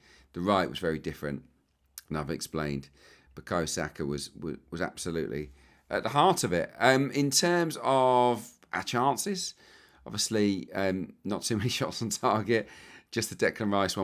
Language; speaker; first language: English; native; English